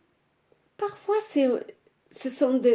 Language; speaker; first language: French; non-native, fluent; Portuguese